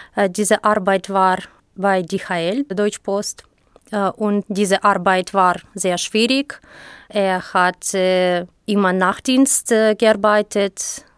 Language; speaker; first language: German; non-native, learner; Ukrainian